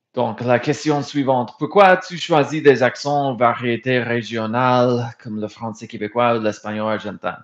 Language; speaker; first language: French; non-native, fluent; English